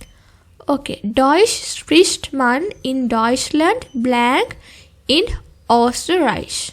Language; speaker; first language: German; non-native, fluent; Sinhala